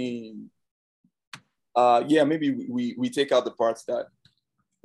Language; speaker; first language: English; non-native, local second language; Yoruba